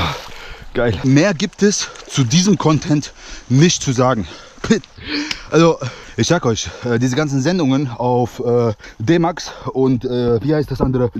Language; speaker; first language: German; early bilingual, other home language; Bosnian